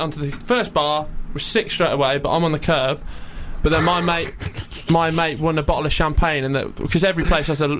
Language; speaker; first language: English; native; English